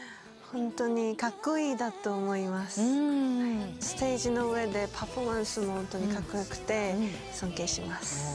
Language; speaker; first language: Japanese; non-native, learner; Korean